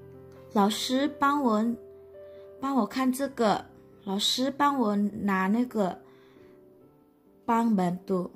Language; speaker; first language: Chinese; non-native, fluent; Indonesian